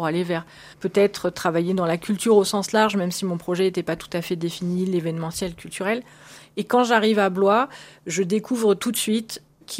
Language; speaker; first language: French; native; French